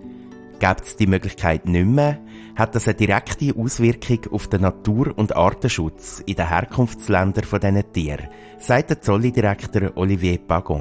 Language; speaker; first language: German; native; German